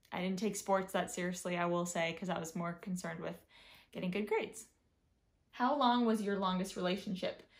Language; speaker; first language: English; native; English